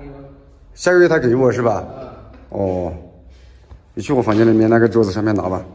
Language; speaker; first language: Chinese; native; Chinese